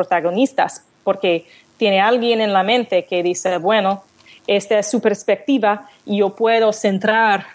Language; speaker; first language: Spanish; non-native, learner; English